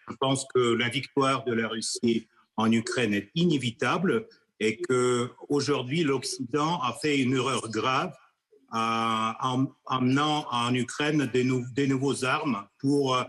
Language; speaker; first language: French; non-native, fluent; Russian